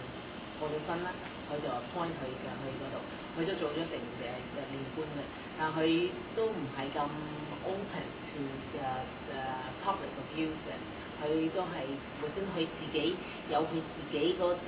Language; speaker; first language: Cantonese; early bilingual, heritage; Cantonese